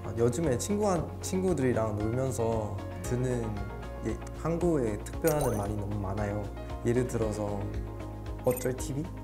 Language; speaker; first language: Korean; non-native, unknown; Malay